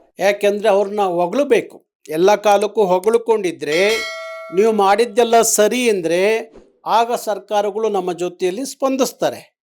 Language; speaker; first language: Kannada; native; Kannada